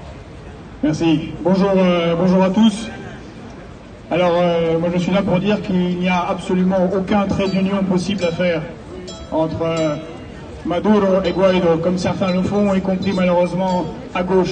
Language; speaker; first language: French; native; French